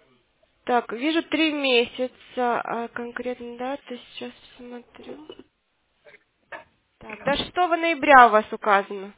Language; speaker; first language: Russian; native; Russian